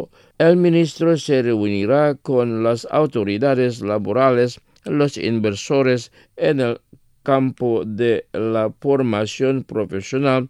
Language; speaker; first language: Spanish; non-native, fluent; Indonesian